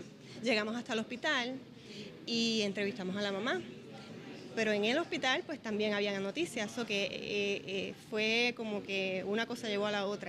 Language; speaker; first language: Spanish; native; Spanish